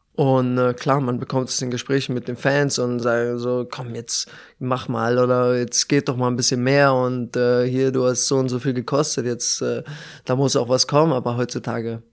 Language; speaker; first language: German; native; German